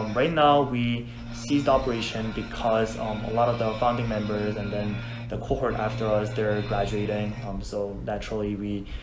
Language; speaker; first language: English; non-native, fluent; Korean